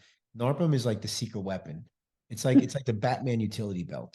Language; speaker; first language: English; native; English